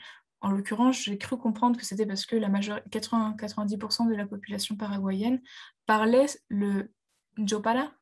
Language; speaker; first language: French; native; French